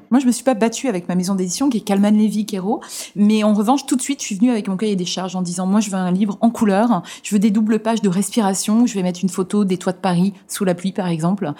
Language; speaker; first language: French; native; French